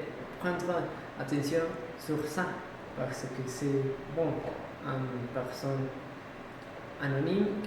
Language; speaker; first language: French; non-native, learner; Spanish